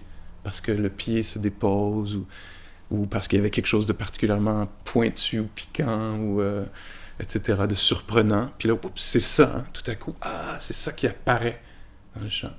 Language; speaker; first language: French; native; French